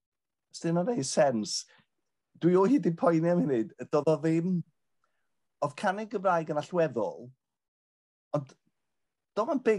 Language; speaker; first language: Welsh; native; Welsh